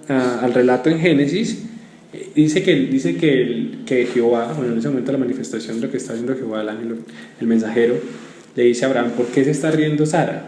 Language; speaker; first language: Spanish; native; Spanish